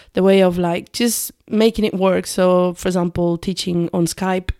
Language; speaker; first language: English; non-native, fluent; Spanish